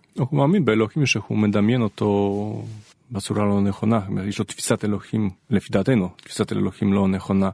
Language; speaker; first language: Hebrew; non-native, fluent; Polish